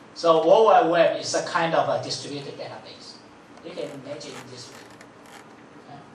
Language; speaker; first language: English; non-native, fluent; Chinese